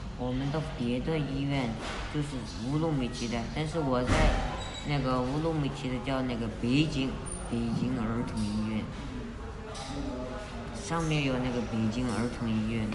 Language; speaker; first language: Chinese; non-native, local second language; Uyghur